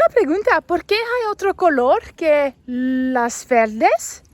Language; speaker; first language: Spanish; non-native, learner; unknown